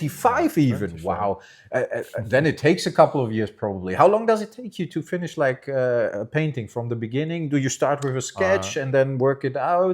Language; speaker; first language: English; non-native, fluent; German